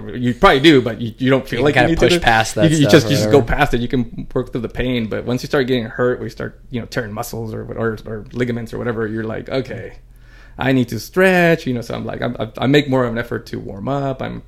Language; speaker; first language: English; early bilingual, other home language; Spanish